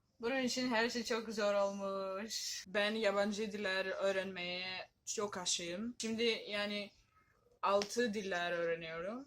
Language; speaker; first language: Turkish; non-native, learner; Greek